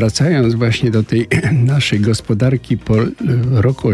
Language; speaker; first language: Polish; native; Polish